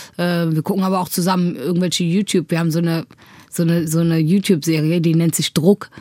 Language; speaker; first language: German; early bilingual, other home language; Tigrinya